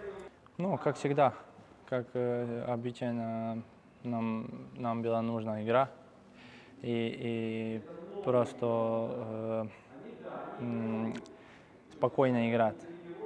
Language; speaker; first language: Russian; non-native, learner; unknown